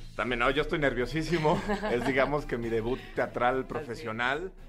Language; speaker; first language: Spanish; native; Spanish